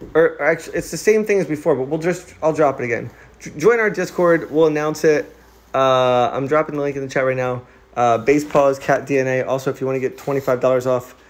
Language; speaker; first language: English; native; English